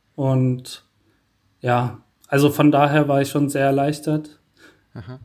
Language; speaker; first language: German; native; German